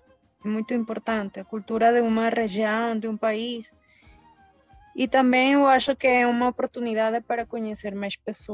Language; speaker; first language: Portuguese; early bilingual, heritage; Spanish